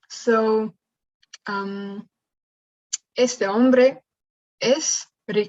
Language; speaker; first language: Spanish; non-native, learner; English